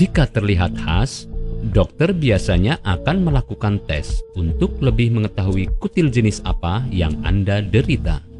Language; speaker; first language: Indonesian; native; Indonesian